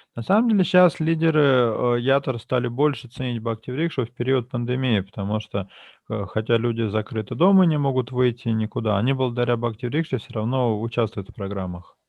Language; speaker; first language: Russian; native; Russian